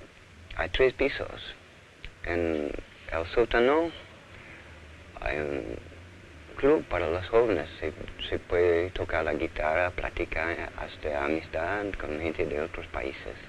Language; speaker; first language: Spanish; non-native, fluent; English